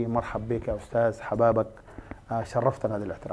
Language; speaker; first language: Arabic; native; Arabic